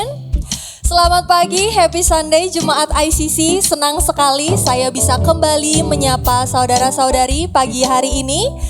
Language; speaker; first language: Indonesian; native; Indonesian